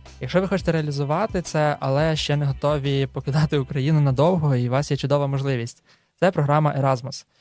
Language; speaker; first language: Ukrainian; native; Ukrainian